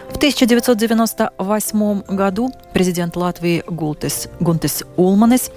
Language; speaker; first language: Russian; native; Russian